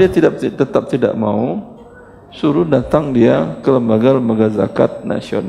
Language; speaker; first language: Indonesian; native; Indonesian